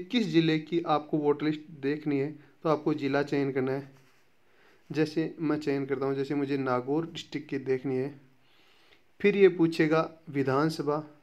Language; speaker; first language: Hindi; native; Hindi